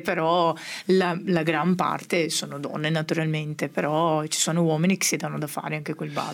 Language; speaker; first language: Italian; non-native, fluent; Portuguese